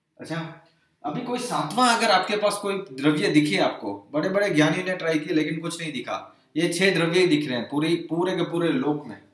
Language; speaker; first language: Hindi; non-native, local second language; Gujarati